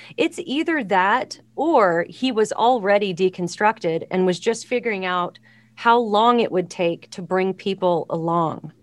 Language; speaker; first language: English; native; English